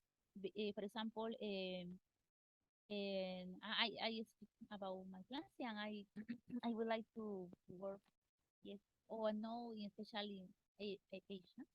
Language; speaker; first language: English; non-native, learner; Spanish